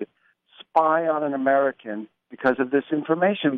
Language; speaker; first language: English; native; English